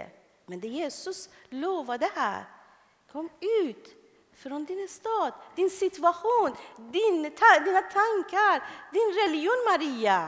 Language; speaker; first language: Swedish; non-native, fluent; Persian